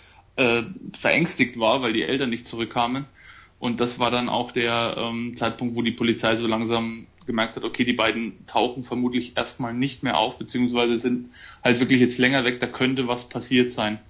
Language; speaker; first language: German; native; German